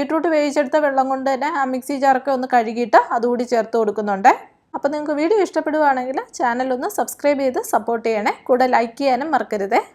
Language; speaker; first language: Malayalam; native; Malayalam